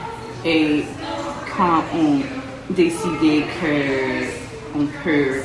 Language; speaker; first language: French; non-native, local second language; English